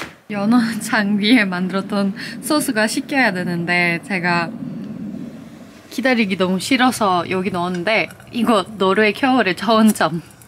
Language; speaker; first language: Korean; non-native, fluent; Norwegian